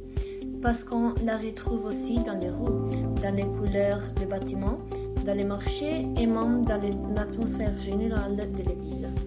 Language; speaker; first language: French; non-native, learner; Italian